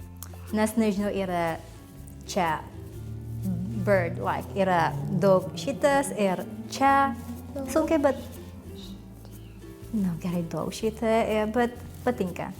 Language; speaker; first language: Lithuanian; non-native, learner; Cebuano